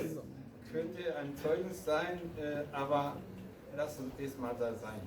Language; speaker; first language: German; non-native, fluent; Rundi